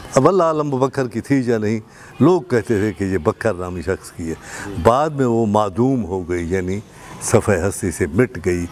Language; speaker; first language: Urdu; non-native, local second language; Saraiki